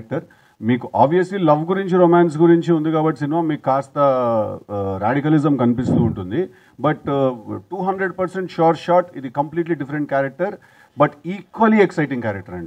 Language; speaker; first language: Telugu; native; Telugu